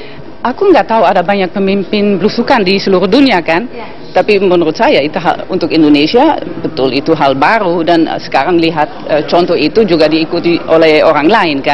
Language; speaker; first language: Indonesian; non-native, fluent; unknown